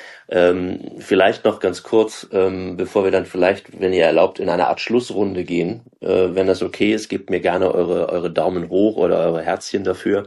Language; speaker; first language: German; native; German